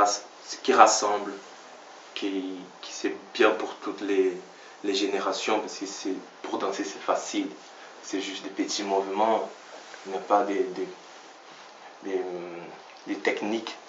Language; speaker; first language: French; non-native, fluent; Portuguese